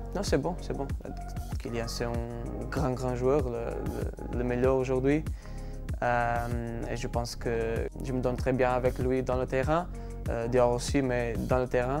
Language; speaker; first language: French; non-native, learner; Portuguese